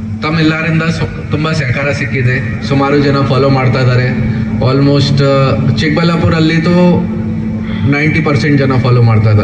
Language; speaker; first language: Kannada; non-native, learner; Hindi